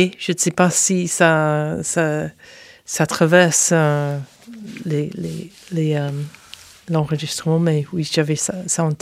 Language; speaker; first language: French; non-native, fluent; English